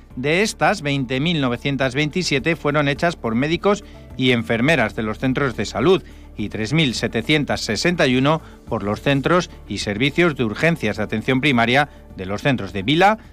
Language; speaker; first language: Spanish; native; Spanish